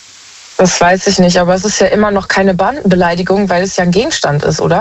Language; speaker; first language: German; native; German